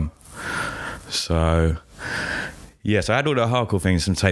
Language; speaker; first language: English; native; English